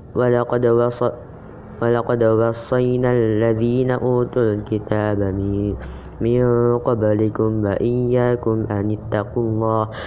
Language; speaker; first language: Arabic; non-native, learner; Indonesian